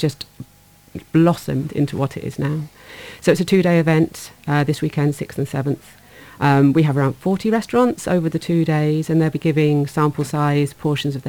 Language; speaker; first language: English; native; English